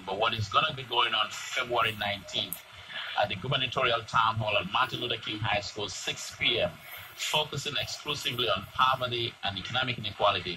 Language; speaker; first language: English; native; English